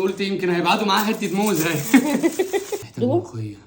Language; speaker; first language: Arabic; native; Arabic